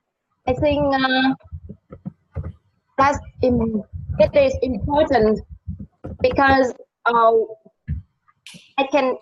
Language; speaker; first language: English; non-native, learner; Vietnamese